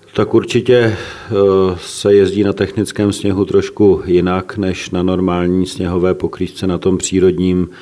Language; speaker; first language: Czech; native; Czech